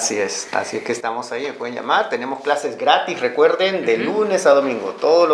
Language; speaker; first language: Spanish; native; Spanish